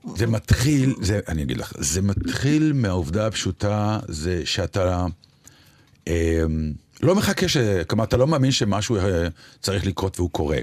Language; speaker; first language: Hebrew; native; Hebrew